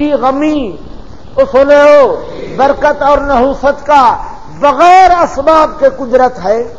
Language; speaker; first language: Urdu; non-native, local second language; Punjabi